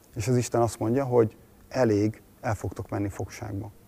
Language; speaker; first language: Hungarian; native; Hungarian